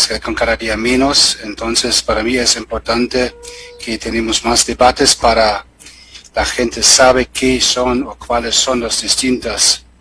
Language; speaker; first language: Spanish; non-native, fluent; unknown